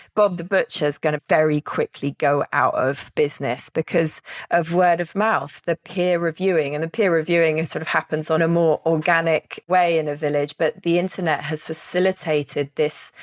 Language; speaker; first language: English; native; English